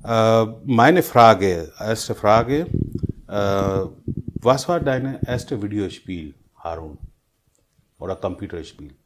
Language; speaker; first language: German; non-native, learner; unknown